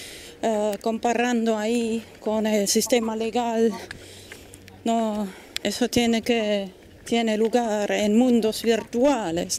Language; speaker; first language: Spanish; non-native, fluent; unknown